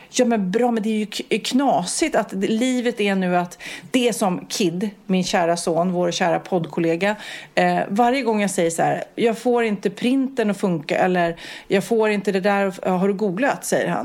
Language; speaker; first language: Swedish; native; Swedish